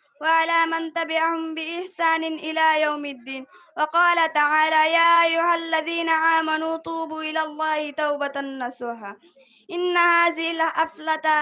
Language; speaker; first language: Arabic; non-native, learner; Bangla